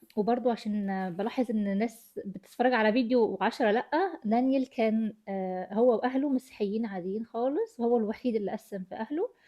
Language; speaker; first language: Egyptian Arabic; early bilingual, heritage; German